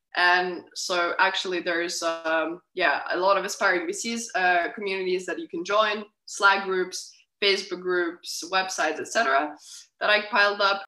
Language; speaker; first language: English; non-native, fluent; Lithuanian